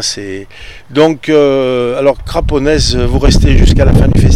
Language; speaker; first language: French; native; French